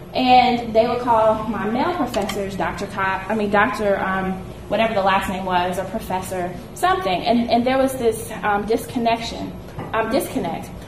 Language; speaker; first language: English; native; English